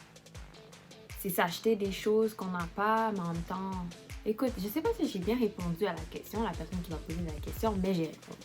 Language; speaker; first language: French; native; French